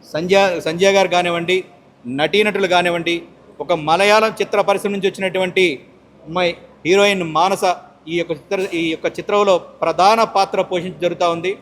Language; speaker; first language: Telugu; native; Telugu